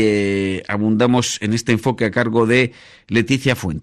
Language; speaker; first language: Spanish; native; Spanish